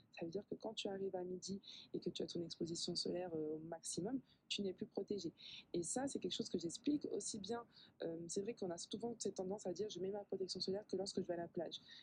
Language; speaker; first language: French; native; French